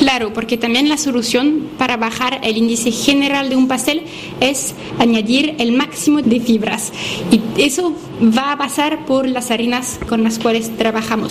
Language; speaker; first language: Spanish; non-native, fluent; French